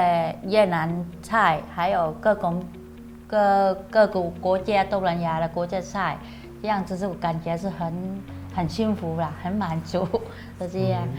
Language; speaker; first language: Chinese; non-native, learner; Vietnamese